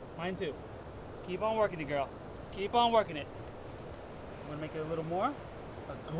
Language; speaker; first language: English; native; English